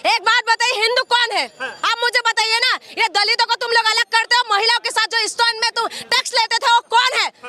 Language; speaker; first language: Hindi; non-native, local second language; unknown